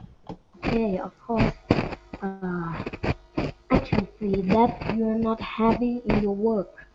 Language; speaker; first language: English; non-native, learner; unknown